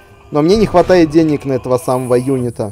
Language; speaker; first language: Russian; native; Russian